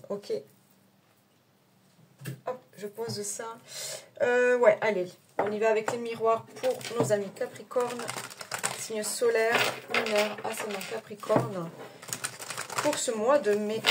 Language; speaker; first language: French; native; French